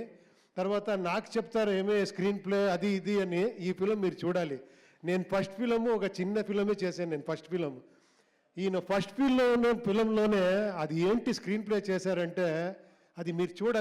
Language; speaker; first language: Telugu; non-native, local second language; Kannada